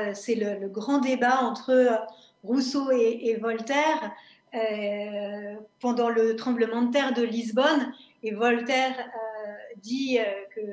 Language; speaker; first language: French; native; French